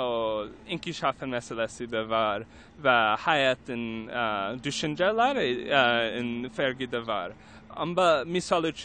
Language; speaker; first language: Turkish; non-native, learner; English